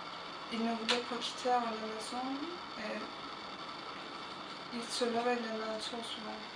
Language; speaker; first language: French; non-native, learner; Turkish